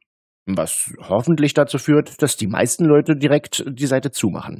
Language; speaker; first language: German; native; German